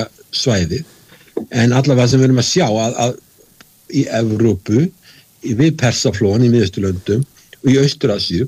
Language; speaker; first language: Icelandic; native; Icelandic